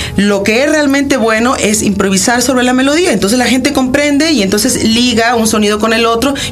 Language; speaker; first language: Spanish; native; Spanish